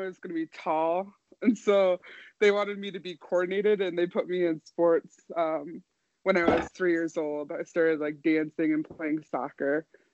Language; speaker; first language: English; native; English